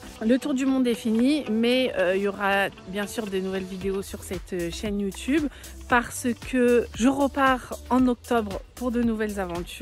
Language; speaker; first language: French; native; French